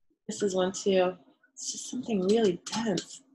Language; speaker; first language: English; native; English